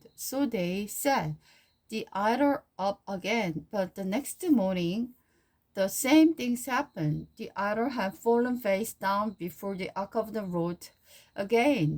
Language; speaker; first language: English; non-native, learner; Korean